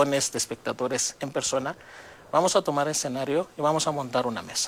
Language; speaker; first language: Spanish; non-native, fluent; Greek